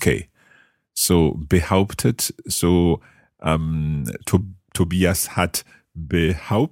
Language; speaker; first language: German; non-native, fluent; English